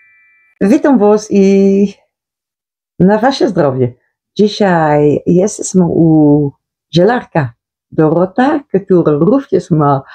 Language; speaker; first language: Polish; non-native, learner; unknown